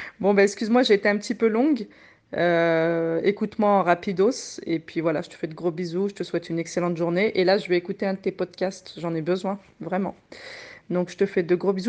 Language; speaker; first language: French; native; French